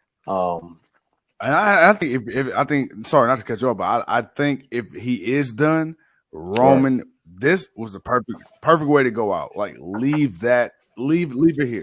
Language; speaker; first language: English; native; English